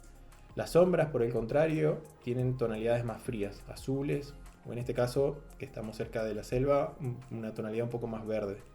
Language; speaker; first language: Spanish; native; Spanish